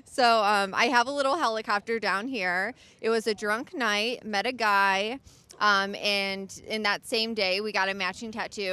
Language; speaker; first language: English; native; English